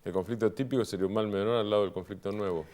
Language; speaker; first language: Spanish; native; Spanish